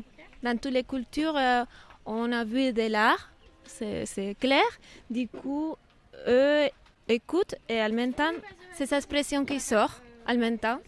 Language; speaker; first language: French; non-native, fluent; Spanish